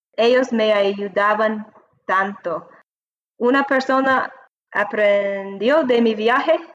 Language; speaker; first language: Spanish; non-native, learner; English